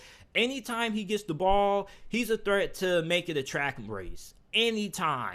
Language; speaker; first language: English; native; English